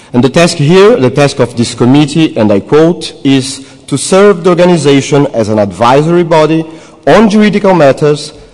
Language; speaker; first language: English; non-native, fluent; Portuguese